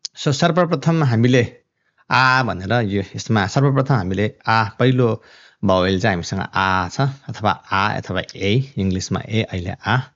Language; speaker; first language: Nepali; non-native, local second language; Eastern Tamang